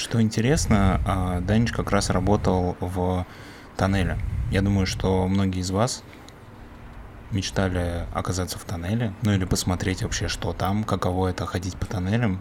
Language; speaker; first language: Russian; native; Russian